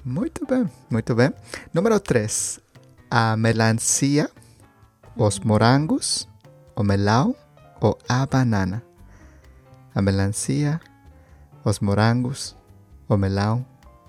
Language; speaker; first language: Portuguese; non-native, learner; Spanish